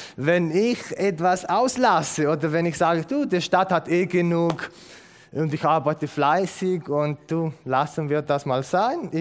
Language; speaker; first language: German; non-native, fluent; Romanian